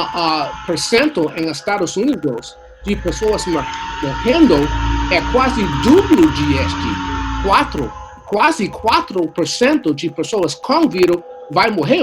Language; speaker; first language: Portuguese; non-native, learner; English